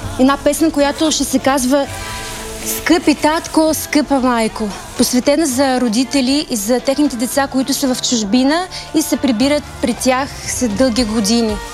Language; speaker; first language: Bulgarian; early bilingual, heritage; Bulgarian